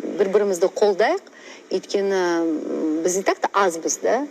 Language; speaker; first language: Kazakh; non-native, local second language; Russian